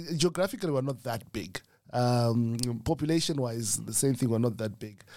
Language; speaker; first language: English; non-native, local second language; Shona